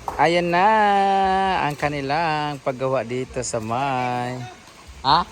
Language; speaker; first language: Filipino; non-native, local second language; Cebuano